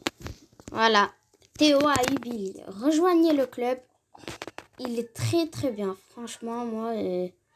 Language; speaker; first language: French; native; French